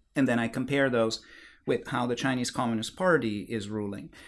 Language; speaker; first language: English; non-native, fluent; Bulgarian